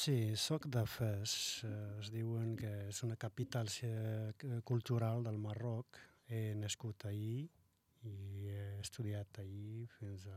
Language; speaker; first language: Catalan; non-native, learner; Arabic